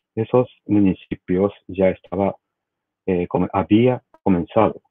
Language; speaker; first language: Spanish; non-native, learner; Japanese